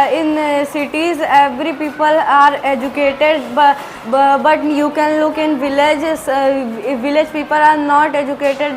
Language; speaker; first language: English; non-native, learner; Hindi